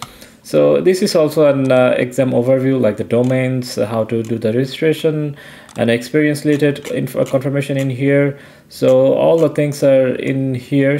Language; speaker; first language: English; non-native, local second language; Bangla